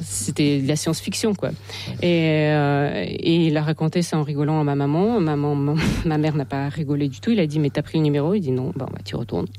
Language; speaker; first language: French; non-native, fluent; Russian